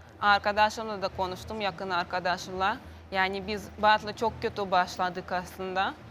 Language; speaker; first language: Turkish; non-native, learner; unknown